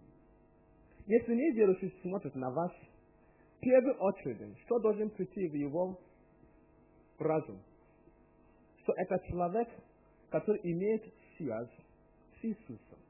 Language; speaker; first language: Russian; non-native, learner; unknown